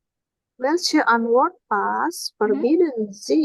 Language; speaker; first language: German; non-native, learner; Indonesian